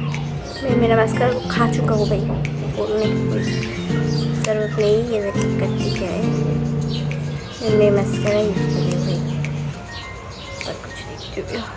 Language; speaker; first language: Hindi; non-native, learner; Bangla